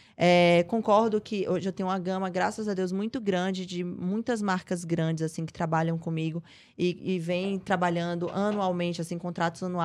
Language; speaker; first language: Portuguese; native; Portuguese